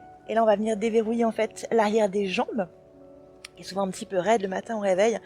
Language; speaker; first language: French; native; French